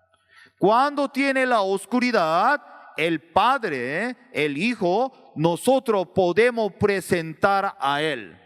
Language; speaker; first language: Spanish; non-native, learner; Korean